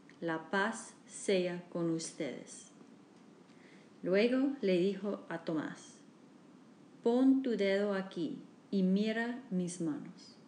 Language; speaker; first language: Spanish; non-native, learner; English